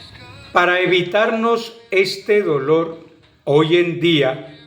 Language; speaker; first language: Spanish; native; Spanish